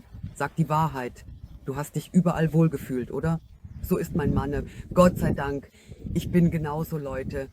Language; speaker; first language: German; non-native, fluent; Russian